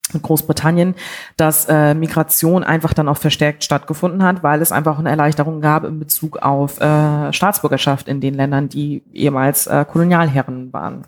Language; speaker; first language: German; early bilingual, other home language; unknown